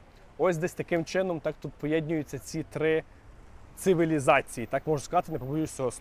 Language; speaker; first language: Ukrainian; native; Ukrainian